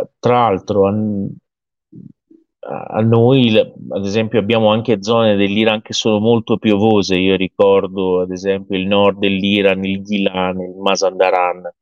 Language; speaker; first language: Italian; non-native, fluent; Persian